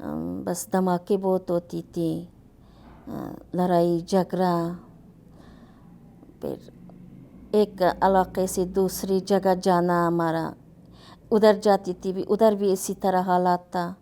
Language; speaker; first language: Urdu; non-native, learner; Uyghur